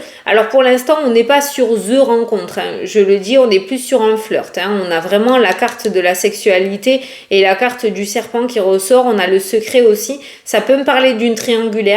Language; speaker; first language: French; native; French